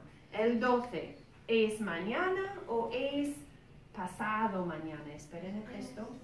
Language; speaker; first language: Spanish; non-native, fluent; English